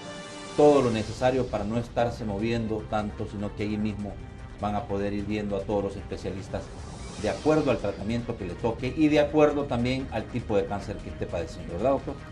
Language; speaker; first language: Spanish; native; Spanish